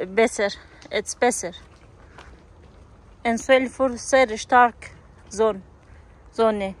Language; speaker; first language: German; non-native, learner; Persian